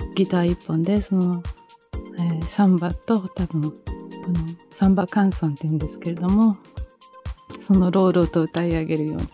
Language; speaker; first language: Japanese; early bilingual, heritage; Japanese